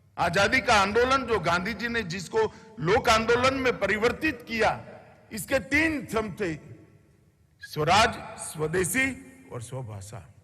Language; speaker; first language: Hindi; non-native, local second language; Gujarati